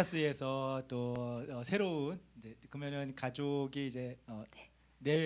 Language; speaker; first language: Korean; native; Korean